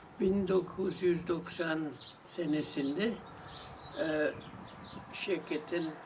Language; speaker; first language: Turkish; non-native, fluent; German